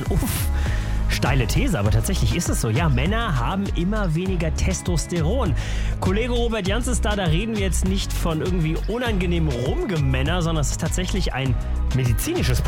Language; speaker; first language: German; native; German